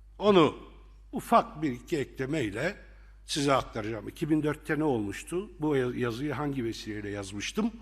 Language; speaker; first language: Turkish; non-native, local second language; Arabic